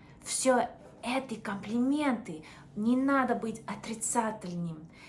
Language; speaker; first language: Russian; non-native, fluent; English